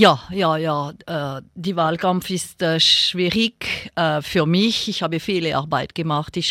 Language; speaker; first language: German; non-native, local second language; French